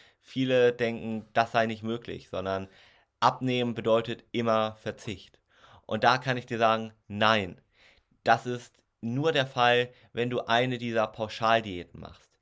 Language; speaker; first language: German; native; German